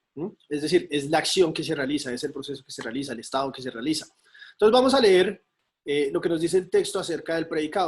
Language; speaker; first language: Spanish; native; Spanish